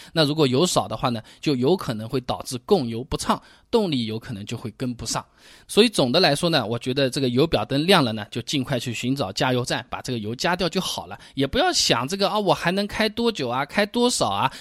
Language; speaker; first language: Chinese; native; Chinese